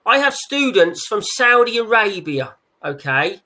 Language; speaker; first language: English; native; English